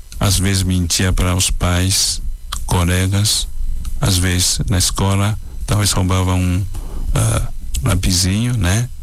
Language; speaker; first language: Portuguese; non-native, fluent; Chinese